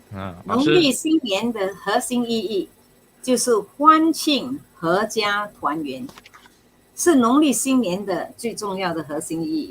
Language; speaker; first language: Chinese; native; Chinese